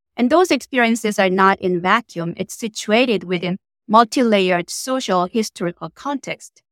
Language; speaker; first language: English; non-native, fluent; Korean